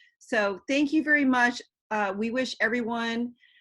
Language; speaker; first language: English; native; English